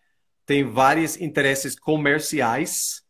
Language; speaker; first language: Portuguese; non-native, fluent; English